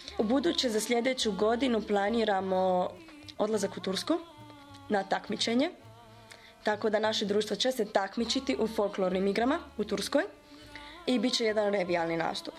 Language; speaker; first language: Serbian; early bilingual, heritage; Bosnian